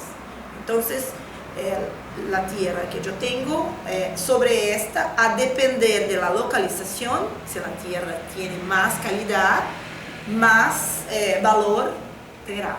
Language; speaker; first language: Spanish; non-native, fluent; Portuguese